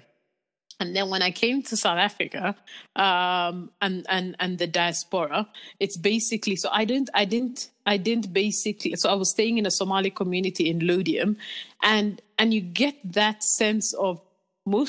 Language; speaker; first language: English; non-native, local second language; Somali